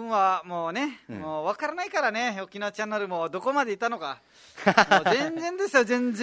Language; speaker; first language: Japanese; non-native, fluent; Nepali